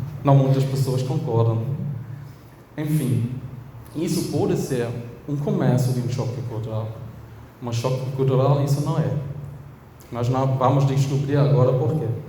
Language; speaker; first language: Portuguese; non-native, fluent; German